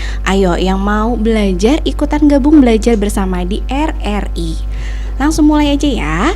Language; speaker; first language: Indonesian; native; Indonesian